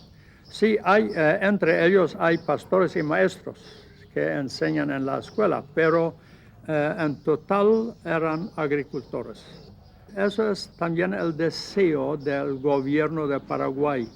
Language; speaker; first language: Spanish; non-native, learner; Plautdietsch